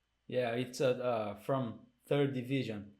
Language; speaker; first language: English; non-native, learner; Portuguese